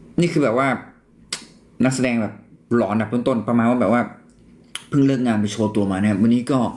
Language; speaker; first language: Thai; native; Thai